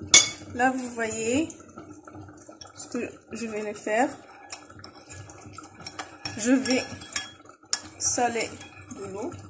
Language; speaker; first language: French; non-native, local second language; Arabic